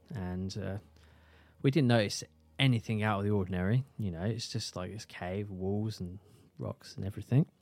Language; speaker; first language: English; native; English